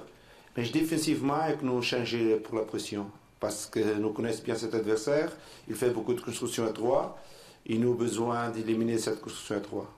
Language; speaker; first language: French; non-native, learner; Portuguese